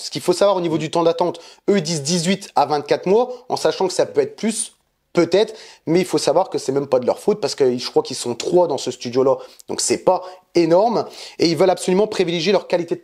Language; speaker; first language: French; native; French